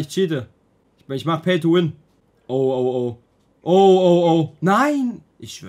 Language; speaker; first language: German; native; German